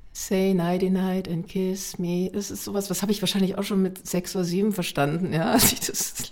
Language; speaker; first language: German; native; German